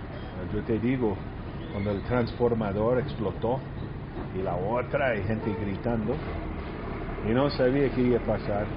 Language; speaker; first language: Spanish; early bilingual, heritage; Spanish